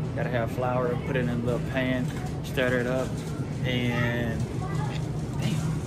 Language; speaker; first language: English; native; English